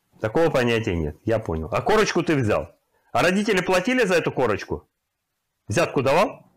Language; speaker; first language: Russian; native; Russian